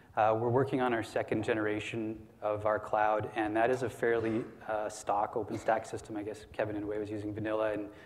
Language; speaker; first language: English; native; English